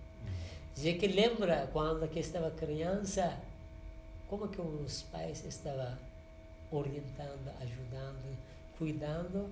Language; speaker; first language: Portuguese; non-native, learner; Persian